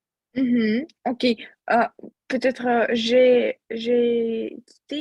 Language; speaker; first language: French; non-native, fluent; Russian